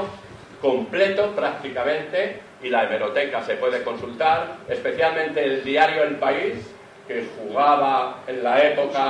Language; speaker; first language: Spanish; native; Spanish